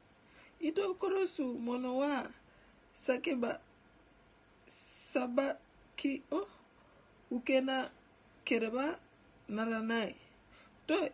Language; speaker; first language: Japanese; non-native, learner; Ganda